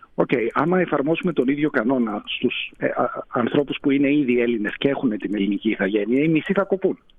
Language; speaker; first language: Greek; early bilingual, heritage; Greek